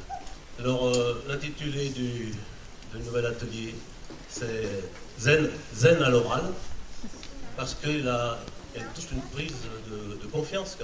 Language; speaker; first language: French; native; French